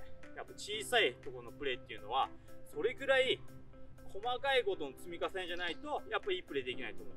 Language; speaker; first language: Japanese; native; Japanese